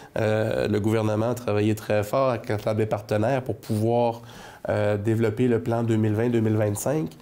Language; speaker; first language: French; native; French